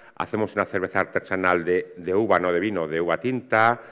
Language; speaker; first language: Spanish; native; Spanish